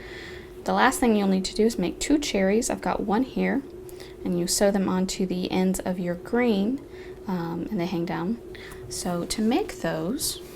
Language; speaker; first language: English; native; English